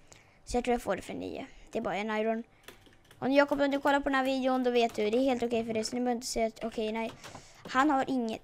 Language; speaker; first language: Swedish; native; Swedish